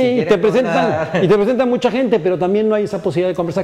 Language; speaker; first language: Spanish; native; Spanish